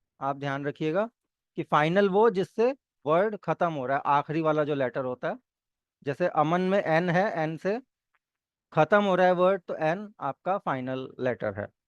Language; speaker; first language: Hindi; native; Hindi